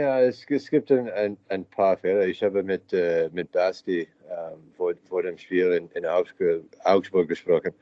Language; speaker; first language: German; non-native, learner; English